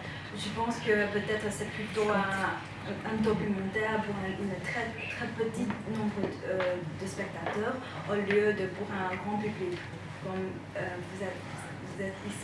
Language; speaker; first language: French; non-native, fluent; Chinese